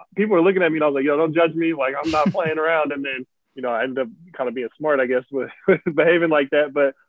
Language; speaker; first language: English; native; English